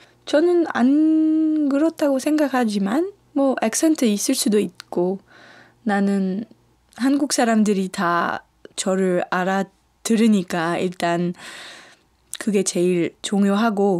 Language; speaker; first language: Korean; non-native, fluent; French